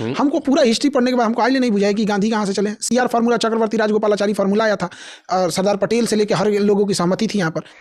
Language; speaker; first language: Hindi; native; Hindi